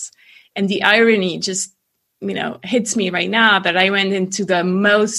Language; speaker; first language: English; non-native, fluent; Swiss German